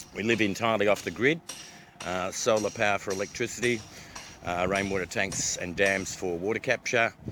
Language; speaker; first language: English; native; English